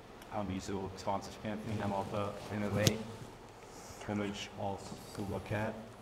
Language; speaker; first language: German; non-native, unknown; Slovak